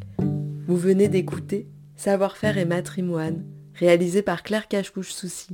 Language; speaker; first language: French; native; French